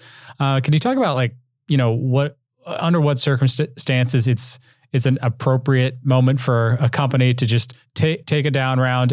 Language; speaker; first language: English; native; English